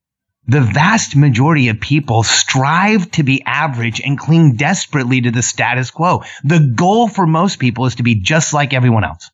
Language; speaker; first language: English; early bilingual, other home language; Spanish